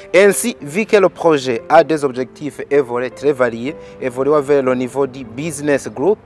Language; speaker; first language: French; non-native, local second language; Rundi